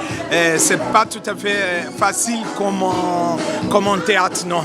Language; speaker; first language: French; non-native, learner; Portuguese